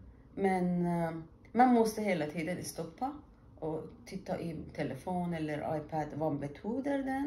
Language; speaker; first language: Swedish; non-native, learner; Persian